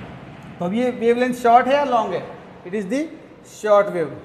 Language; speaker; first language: Hindi; native; Hindi